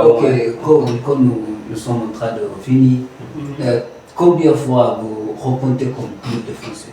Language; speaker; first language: French; non-native, learner; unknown